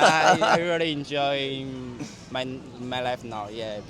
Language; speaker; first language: English; non-native, learner; Chinese